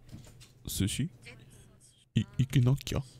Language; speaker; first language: Japanese; non-native, learner; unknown